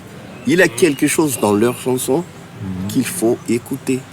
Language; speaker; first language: French; non-native, local second language; Malagasy